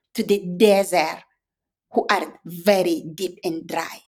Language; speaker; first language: English; non-native, fluent; Fula